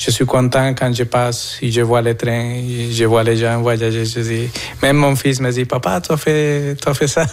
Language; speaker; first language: French; non-native, fluent; Spanish